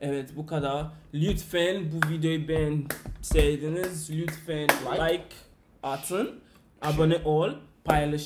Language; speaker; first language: Turkish; non-native, learner; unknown